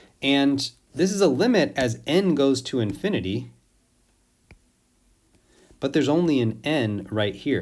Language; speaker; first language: English; native; English